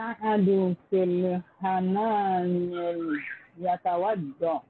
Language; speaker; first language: Arabic; non-native, learner; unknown